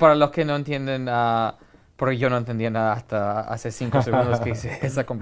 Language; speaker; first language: Spanish; early bilingual, heritage; Spanish